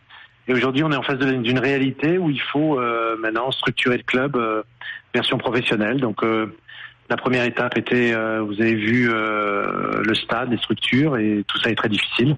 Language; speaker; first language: French; native; French